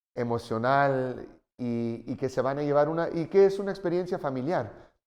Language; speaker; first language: Spanish; early bilingual, heritage; Spanish